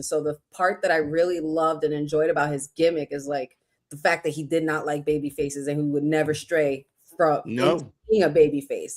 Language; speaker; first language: English; native; English